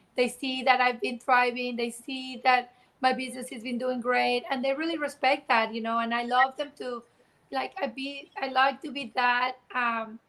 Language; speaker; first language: English; non-native, fluent; Spanish